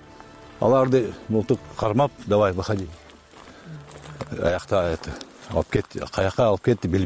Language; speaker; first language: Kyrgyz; non-native, local second language; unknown